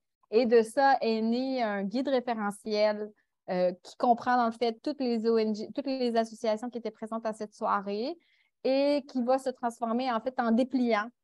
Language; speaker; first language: French; native; French